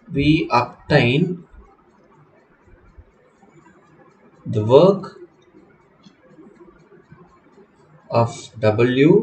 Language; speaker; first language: English; non-native, local second language; Tamil